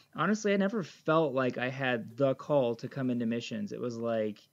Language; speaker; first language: English; native; English